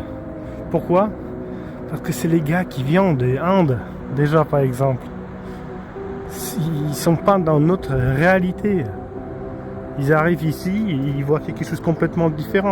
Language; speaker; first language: French; non-native, fluent; Polish